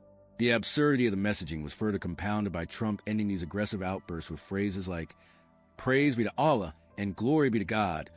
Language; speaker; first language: English; native; English